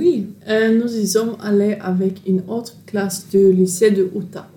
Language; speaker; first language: French; non-native, learner; Norwegian